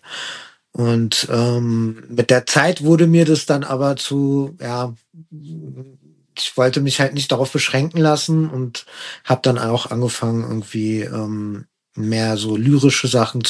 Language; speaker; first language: German; early bilingual, other home language; Persian